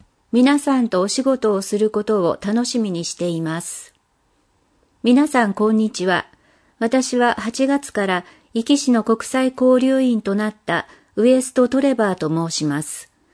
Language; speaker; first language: Japanese; non-native, fluent; English